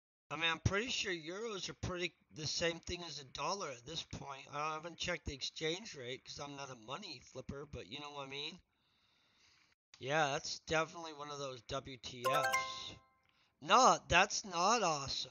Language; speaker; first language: English; native; English